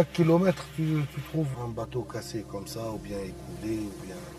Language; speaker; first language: French; non-native, local second language; Arabic